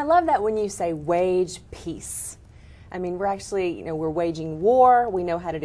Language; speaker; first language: English; native; English